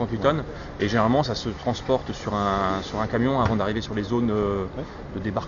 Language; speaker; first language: French; native; French